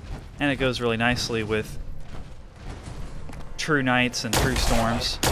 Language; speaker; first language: English; native; English